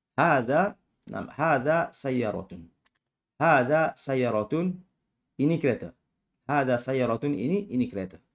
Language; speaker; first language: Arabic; non-native, fluent; Malay